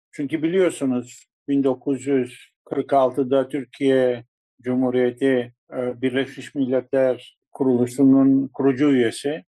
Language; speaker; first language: Turkish; non-native, local second language; Greek